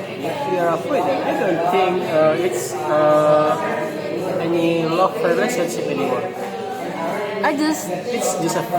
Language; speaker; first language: English; non-native, learner; Indonesian